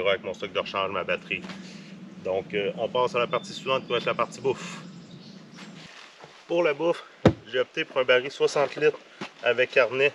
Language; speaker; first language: French; native; French